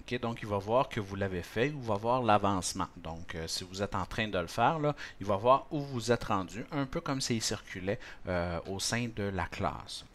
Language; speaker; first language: French; native; French